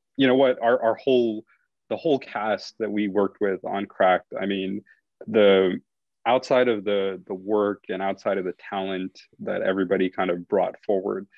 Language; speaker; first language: English; native; English